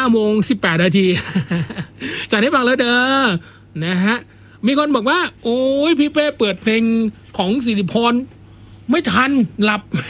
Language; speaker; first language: Thai; non-native, local second language; Northeastern Thai